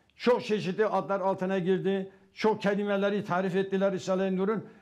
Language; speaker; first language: Turkish; non-native, local second language; Kurdish